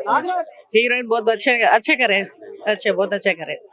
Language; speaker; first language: Hindi; non-native, local second language; Telugu